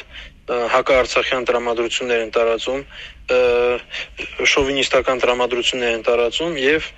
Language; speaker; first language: Armenian; native; Armenian